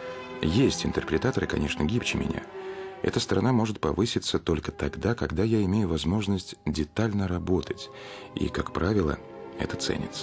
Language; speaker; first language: Russian; native; Russian